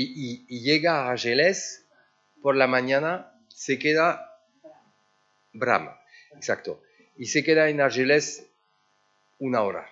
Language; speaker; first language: Spanish; early bilingual, heritage; French